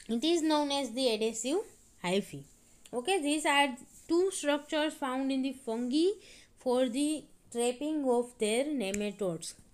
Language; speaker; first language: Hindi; non-native, local second language; Gujarati